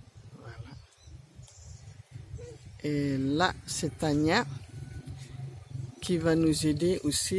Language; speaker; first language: French; non-native, fluent; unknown